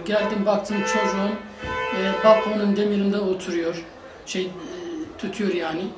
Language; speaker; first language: Turkish; non-native, learner; Arabic